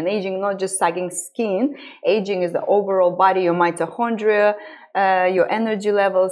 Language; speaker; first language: English; non-native, fluent; Estonian